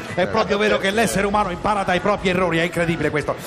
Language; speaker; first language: Italian; non-native, fluent; Albanian